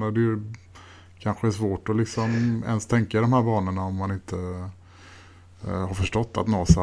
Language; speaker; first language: Swedish; native; Swedish